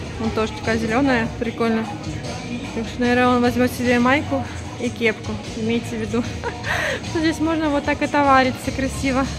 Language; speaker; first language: Russian; native; Russian